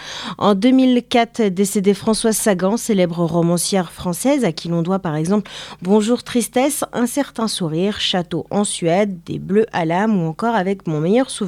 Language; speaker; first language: French; native; French